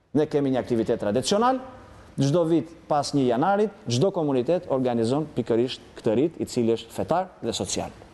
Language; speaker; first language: Albanian; non-native, local second language; Greek